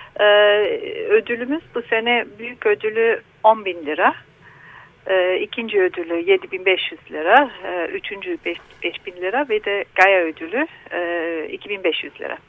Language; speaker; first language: Turkish; non-native, learner; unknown